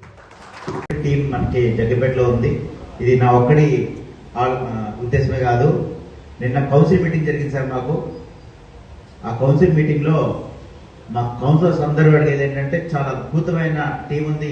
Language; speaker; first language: Telugu; native; Telugu